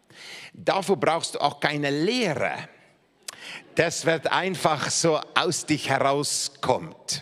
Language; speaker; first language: German; non-native, fluent; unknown